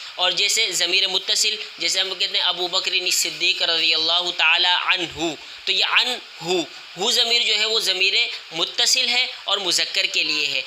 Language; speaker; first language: Urdu; native; Urdu